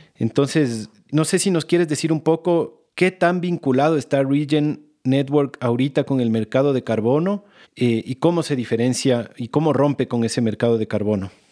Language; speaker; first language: Spanish; native; Spanish